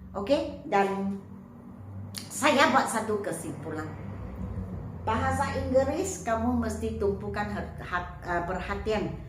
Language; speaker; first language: Malay; non-native, local second language; Chinese